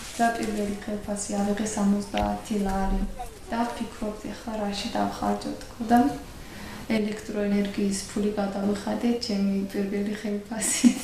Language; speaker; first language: Georgian; non-native, local second language; Azerbaijani